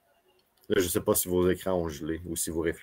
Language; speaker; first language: French; native; French